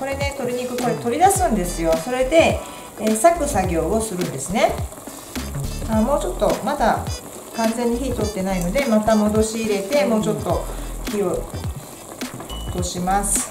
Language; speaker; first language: Japanese; native; Japanese